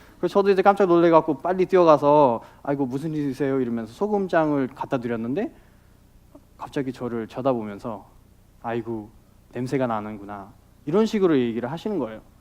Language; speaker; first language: Korean; non-native, fluent; Nepali